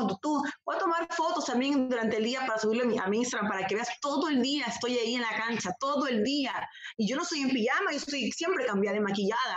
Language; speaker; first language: Spanish; native; Spanish